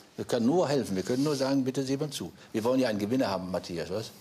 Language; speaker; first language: German; native; German